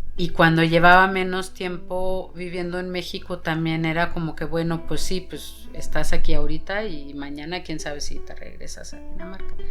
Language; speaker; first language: Spanish; non-native, fluent; Danish